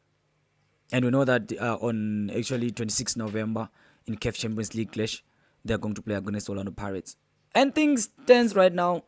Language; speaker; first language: English; non-native, local second language; Zulu